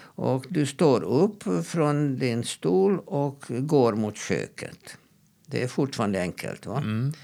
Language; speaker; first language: Swedish; non-native, fluent; Hungarian